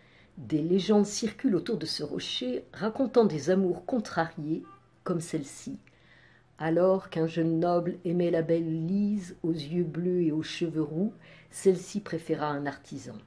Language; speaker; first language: French; native; French